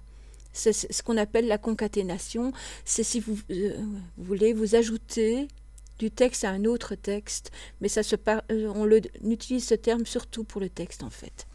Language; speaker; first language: French; native; French